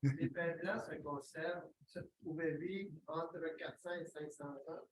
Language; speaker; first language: French; native; French